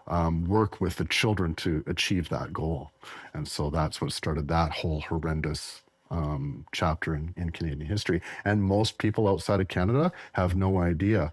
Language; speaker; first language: English; native; English